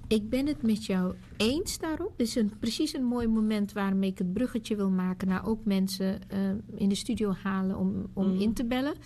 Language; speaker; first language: Dutch; native; Dutch